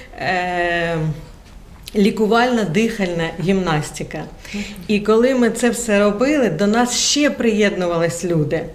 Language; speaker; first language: Ukrainian; non-native, local second language; Russian